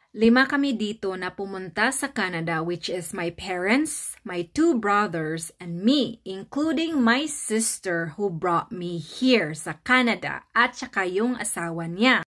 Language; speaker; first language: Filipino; non-native, local second language; Cebuano